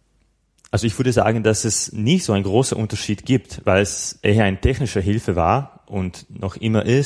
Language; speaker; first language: German; non-native, fluent; Slovak